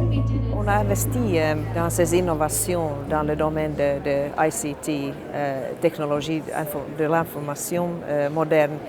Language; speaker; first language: French; non-native, fluent; Finnish